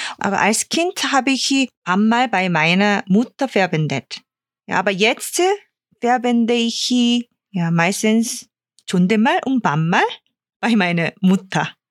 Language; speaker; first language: German; non-native, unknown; Korean